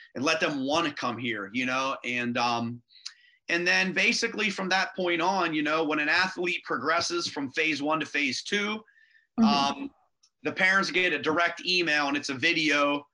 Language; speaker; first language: English; native; English